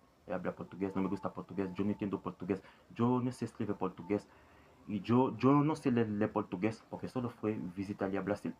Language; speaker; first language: Spanish; non-native, learner; Haitian Creole